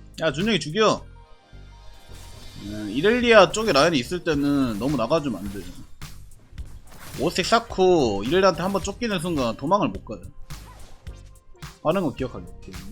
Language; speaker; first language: Korean; native; Korean